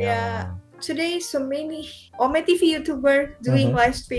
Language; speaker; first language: English; non-native, learner; Indonesian